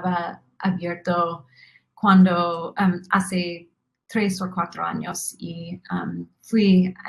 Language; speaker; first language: Spanish; non-native, fluent; English